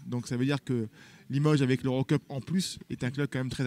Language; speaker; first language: French; native; French